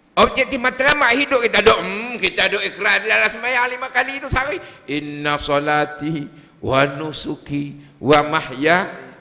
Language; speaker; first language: Malay; native; Malay